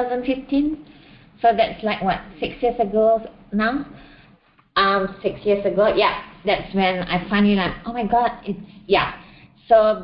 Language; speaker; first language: English; non-native, local second language; Malay